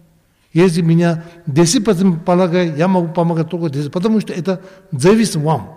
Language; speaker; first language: Russian; non-native, learner; Tibetan